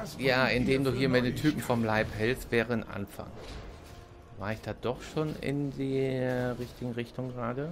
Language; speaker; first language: German; native; German